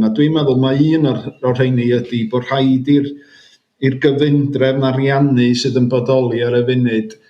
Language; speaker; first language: Welsh; native; Welsh